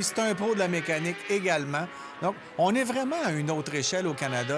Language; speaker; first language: French; native; French